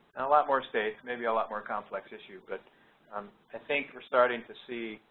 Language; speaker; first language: English; native; English